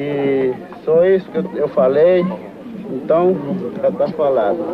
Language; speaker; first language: Portuguese; non-native, local second language; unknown